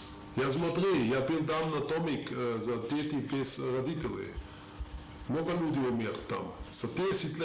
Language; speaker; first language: Russian; non-native, learner; German